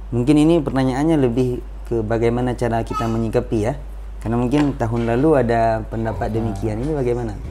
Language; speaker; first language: Malay; non-native, local second language; Achinese